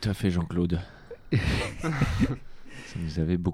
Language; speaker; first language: French; native; French